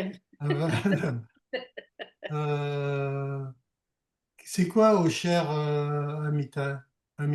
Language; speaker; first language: Hebrew; non-native, learner; French